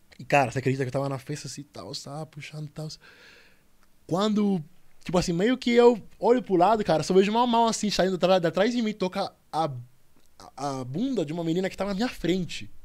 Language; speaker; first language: Portuguese; non-native, fluent; Spanish